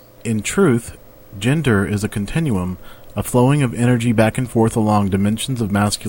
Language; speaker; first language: English; native; English